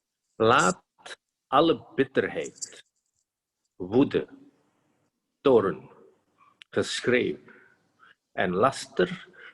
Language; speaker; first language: Dutch; non-native, fluent; Indonesian